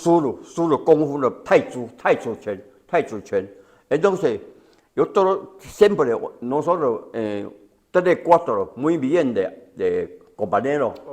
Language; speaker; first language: Spanish; non-native, learner; Chinese